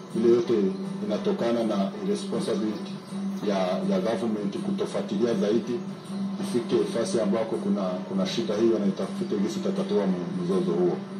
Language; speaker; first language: Swahili; non-native, local second language; Kinyarwanda